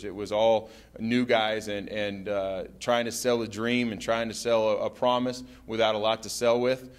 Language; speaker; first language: English; native; English